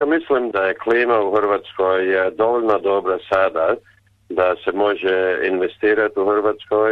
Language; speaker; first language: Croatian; early bilingual, heritage; Croatian